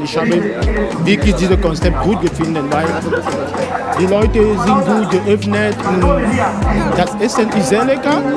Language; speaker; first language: German; non-native, learner; French